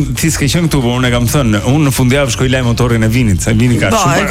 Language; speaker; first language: Albanian; native; Albanian